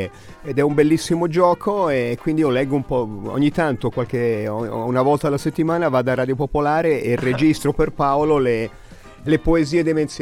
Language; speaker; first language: Italian; native; Italian